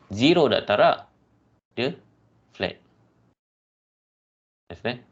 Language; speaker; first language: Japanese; non-native, fluent; Malay